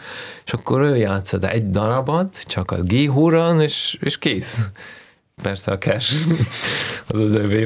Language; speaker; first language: Hungarian; non-native, fluent; Russian